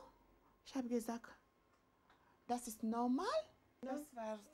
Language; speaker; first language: German; non-native, learner; French